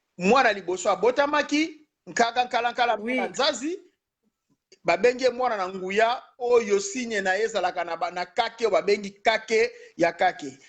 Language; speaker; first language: Lingala; non-native, local second language; Kongo